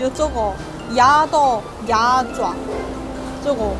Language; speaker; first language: Chinese; non-native, fluent; Korean